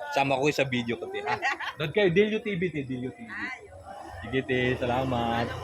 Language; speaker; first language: Filipino; native; Filipino